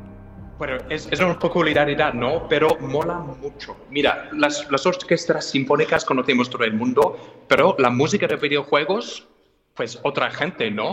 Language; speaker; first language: Spanish; non-native, fluent; English